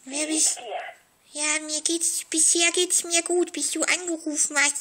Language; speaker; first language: German; native; German